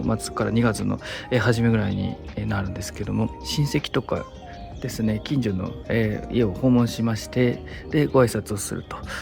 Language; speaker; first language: Japanese; native; Japanese